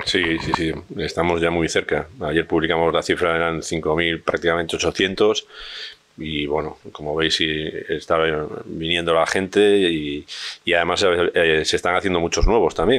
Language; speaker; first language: Spanish; native; Spanish